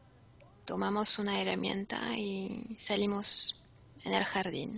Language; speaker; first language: Spanish; non-native, fluent; French